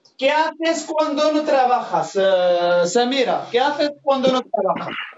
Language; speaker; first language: Spanish; non-native, fluent; Arabic